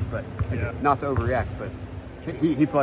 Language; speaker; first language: English; native; English